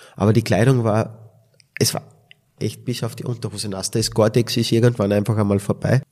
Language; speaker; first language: German; native; German